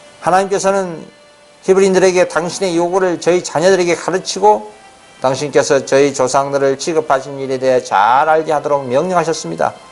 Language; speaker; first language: Korean; native; Korean